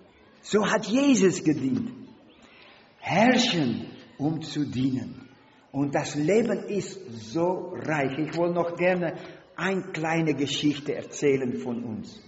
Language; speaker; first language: German; non-native, learner; Dutch